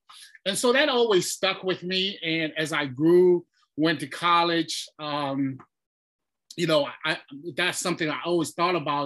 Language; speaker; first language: English; early bilingual, other home language; Tongan